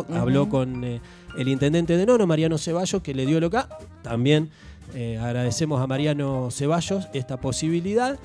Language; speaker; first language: Spanish; native; Spanish